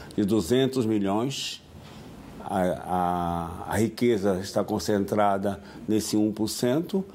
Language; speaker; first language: Portuguese; native; Portuguese